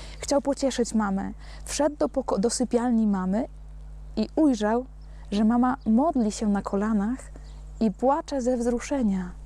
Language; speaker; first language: Polish; non-native, fluent; Spanish